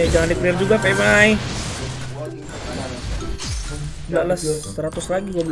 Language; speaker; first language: Indonesian; native; Indonesian